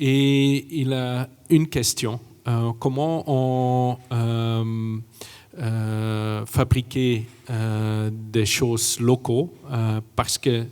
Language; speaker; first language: French; non-native, fluent; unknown